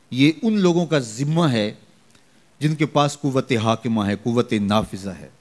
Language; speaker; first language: Urdu; non-native, local second language; Punjabi